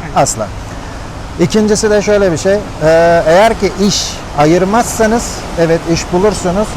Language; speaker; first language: Turkish; native; Turkish